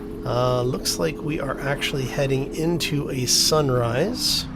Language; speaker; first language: English; native; English